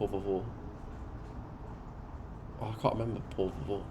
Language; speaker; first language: Spanish; non-native, learner; English